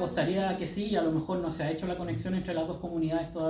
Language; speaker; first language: Spanish; native; Spanish